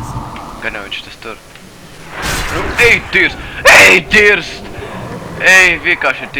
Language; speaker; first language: Latvian; native; Latvian